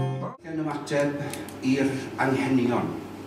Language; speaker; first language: Welsh; native; Welsh